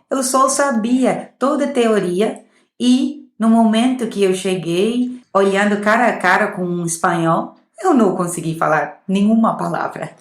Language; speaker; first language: Portuguese; non-native, fluent; English